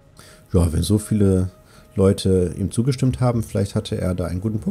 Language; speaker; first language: German; native; German